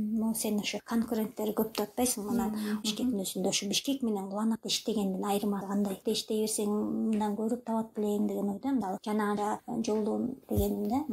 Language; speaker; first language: Kyrgyz; native; Kyrgyz